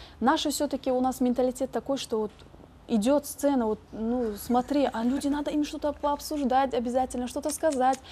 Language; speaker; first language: Russian; non-native, local second language; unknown